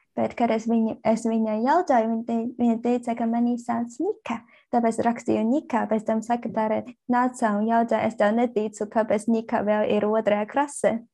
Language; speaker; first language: Latvian; non-native, learner; Chinese